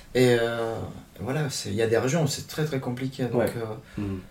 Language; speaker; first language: French; non-native, fluent; Spanish